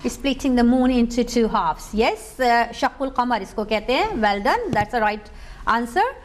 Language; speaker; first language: English; non-native, local second language; Urdu